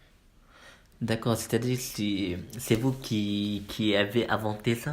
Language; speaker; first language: French; non-native, learner; Malay